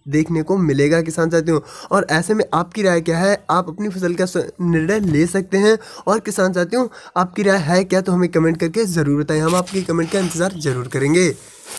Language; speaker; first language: Hindi; native; Hindi